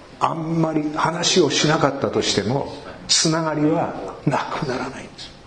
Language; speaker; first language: Japanese; native; Japanese